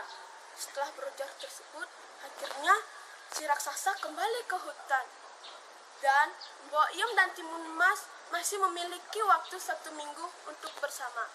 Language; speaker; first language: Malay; non-native, local second language; Balinese